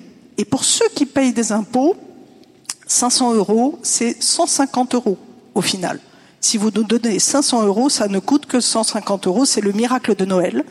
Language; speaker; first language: French; native; French